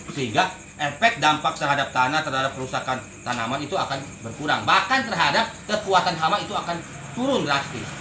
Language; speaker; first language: Indonesian; non-native, local second language; Javanese